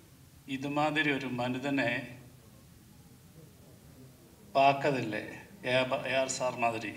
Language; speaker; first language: Tamil; non-native, learner; Malayalam